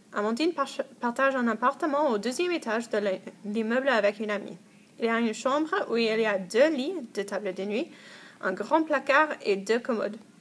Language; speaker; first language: French; non-native, fluent; English